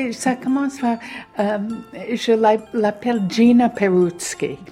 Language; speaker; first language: French; non-native, fluent; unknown